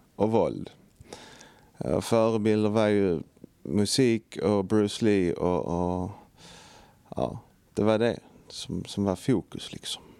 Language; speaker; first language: Swedish; native; Swedish